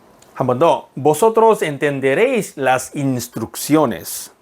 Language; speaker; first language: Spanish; non-native, fluent; Korean